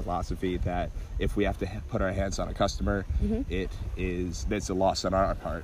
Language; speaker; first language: English; native; English